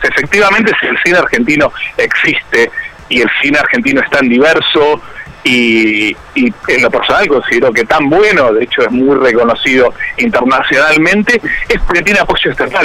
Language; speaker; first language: Spanish; native; Spanish